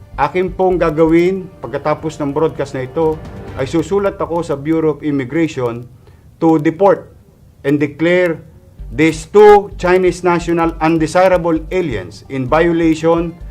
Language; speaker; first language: Filipino; native; Filipino